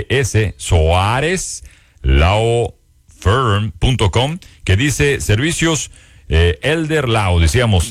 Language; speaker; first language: Spanish; native; Spanish